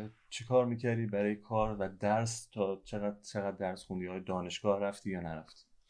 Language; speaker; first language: Persian; native; Persian